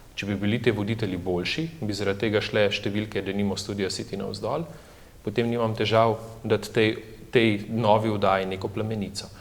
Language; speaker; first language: Slovenian; native; Slovenian